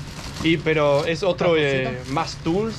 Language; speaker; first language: Spanish; non-native, fluent; Danish